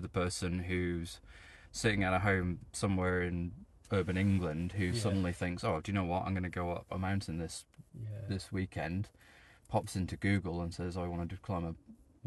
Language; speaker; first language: English; native; English